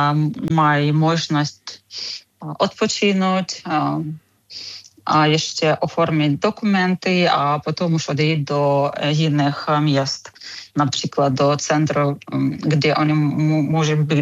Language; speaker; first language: Czech; non-native, learner; Ukrainian